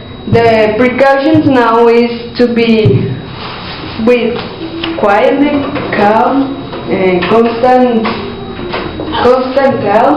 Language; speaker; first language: English; non-native, learner; Spanish